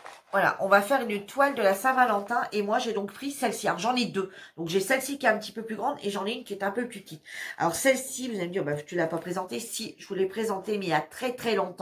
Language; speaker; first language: French; native; French